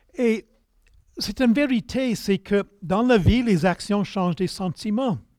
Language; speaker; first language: French; non-native, local second language; English